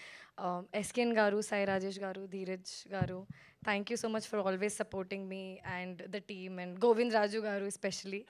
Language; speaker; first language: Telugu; non-native, fluent; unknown